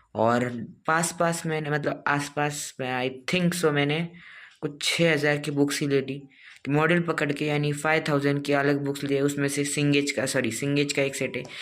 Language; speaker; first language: Hindi; non-native, local second language; Marathi